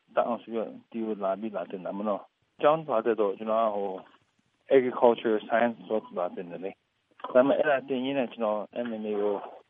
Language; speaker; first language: Burmese; non-native, local second language; Kachin